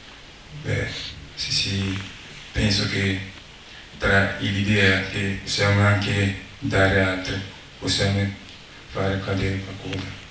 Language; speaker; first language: Italian; non-native, learner; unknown